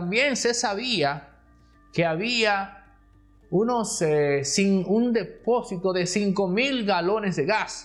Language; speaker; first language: Spanish; native; Spanish